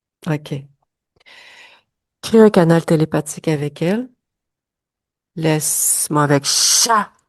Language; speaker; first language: French; native; French